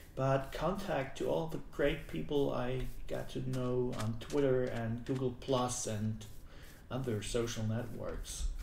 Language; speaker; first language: English; non-native, fluent; German